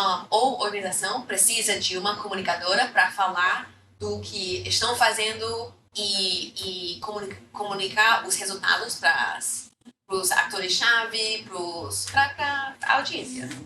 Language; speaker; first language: Portuguese; non-native, fluent; English